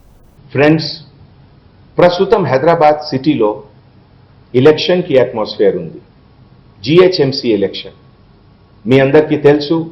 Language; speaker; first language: Telugu; non-native, fluent; Hindi